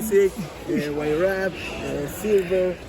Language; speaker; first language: English; non-native, learner; Spanish